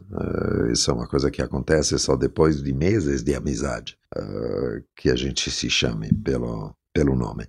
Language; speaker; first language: Portuguese; non-native, fluent; Italian